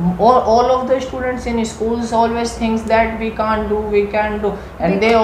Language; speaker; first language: English; non-native, learner; Hindi